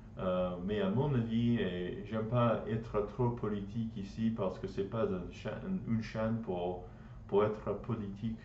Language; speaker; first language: French; non-native, learner; English